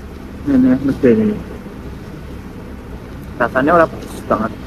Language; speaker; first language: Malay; non-native, local second language; Javanese